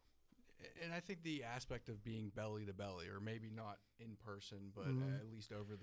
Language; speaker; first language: English; native; English